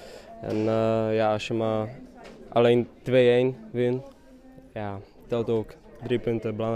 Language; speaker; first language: Dutch; non-native, fluent; Czech